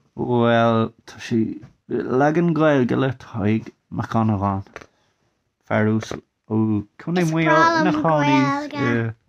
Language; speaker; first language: Irish; non-native, local second language; English